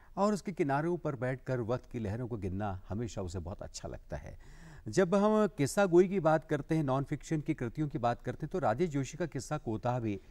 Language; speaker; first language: Hindi; native; Hindi